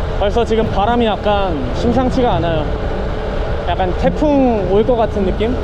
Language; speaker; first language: Korean; native; Korean